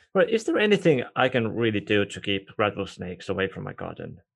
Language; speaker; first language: English; non-native, fluent; Estonian